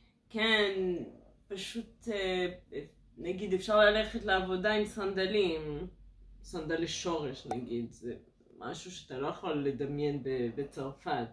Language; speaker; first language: Hebrew; non-native, fluent; French